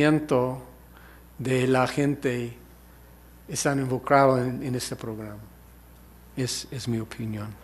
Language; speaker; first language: Spanish; non-native, fluent; English